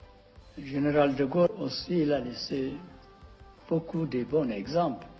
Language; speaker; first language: French; non-native, fluent; Amharic